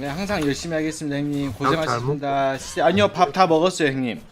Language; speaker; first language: Korean; native; Korean